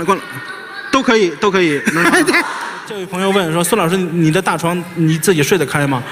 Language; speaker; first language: Chinese; native; Chinese